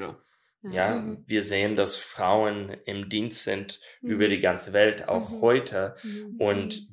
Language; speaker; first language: German; non-native, learner; English